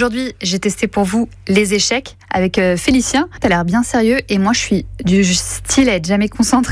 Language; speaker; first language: French; native; French